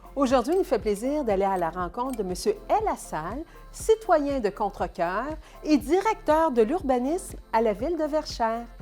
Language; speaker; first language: French; native; French